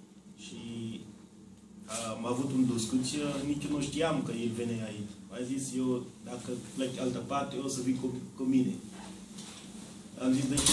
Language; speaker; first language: Romanian; non-native, learner; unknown